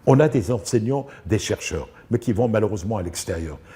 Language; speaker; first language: French; non-native, local second language; Arabic